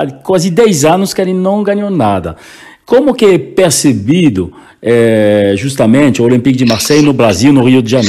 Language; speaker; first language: Portuguese; non-native, fluent; French